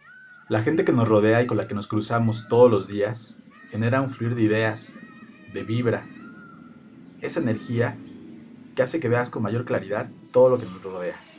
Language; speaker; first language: Spanish; native; Spanish